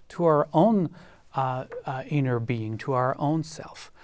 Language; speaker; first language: English; non-native, fluent; French